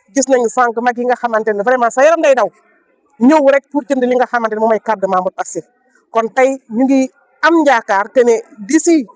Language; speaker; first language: Wolof; non-native, local second language; Jola-Fonyi